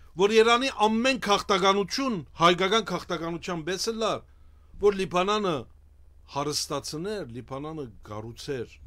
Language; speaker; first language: Armenian; early bilingual, heritage; Armenian